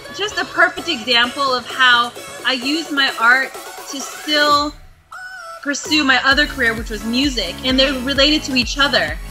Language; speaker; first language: English; native; English